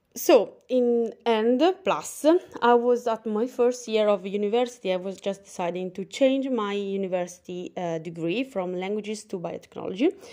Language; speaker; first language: English; non-native, fluent; Italian